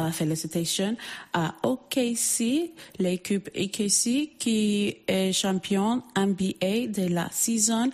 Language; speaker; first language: French; non-native, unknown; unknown